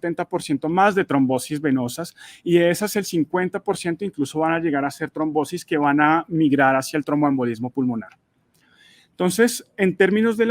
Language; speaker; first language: Spanish; native; Spanish